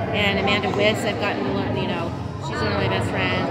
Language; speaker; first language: English; native; English